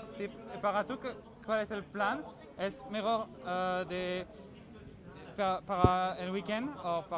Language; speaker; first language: Spanish; non-native, learner; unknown